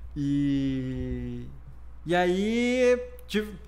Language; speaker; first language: Portuguese; native; Portuguese